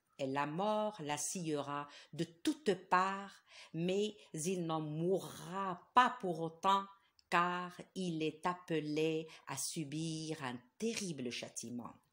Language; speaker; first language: French; non-native, local second language; Arabic